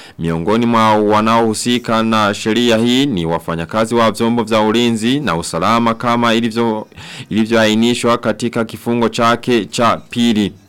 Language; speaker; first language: Swahili; non-native, local second language; Rundi